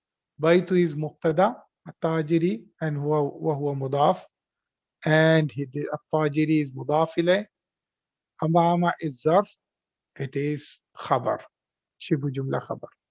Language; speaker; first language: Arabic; non-native, fluent; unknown